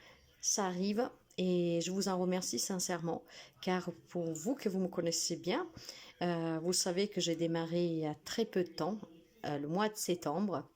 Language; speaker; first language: French; non-native, fluent; Italian